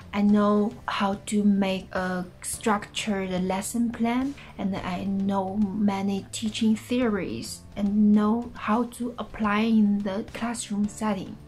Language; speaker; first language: English; non-native, fluent; Chinese